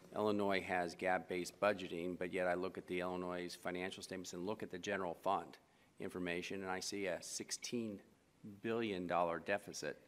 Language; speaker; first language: English; native; English